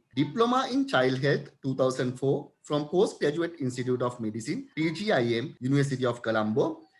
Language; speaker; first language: English; non-native, local second language; Sinhala